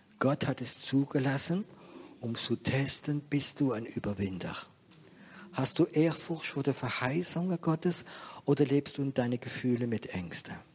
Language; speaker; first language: German; non-native, fluent; French